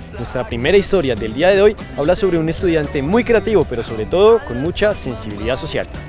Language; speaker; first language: Spanish; native; Spanish